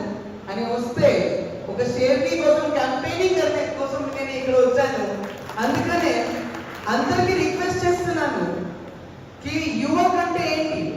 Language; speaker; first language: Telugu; non-native, fluent; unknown